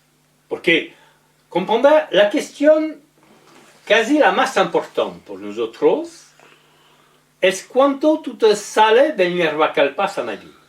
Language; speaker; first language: Spanish; non-native, learner; French